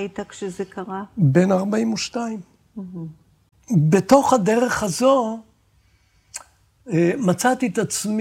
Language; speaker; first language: Hebrew; native; Hebrew